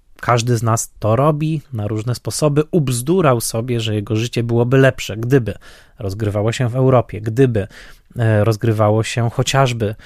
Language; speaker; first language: Polish; native; Polish